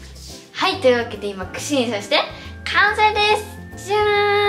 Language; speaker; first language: Japanese; native; Japanese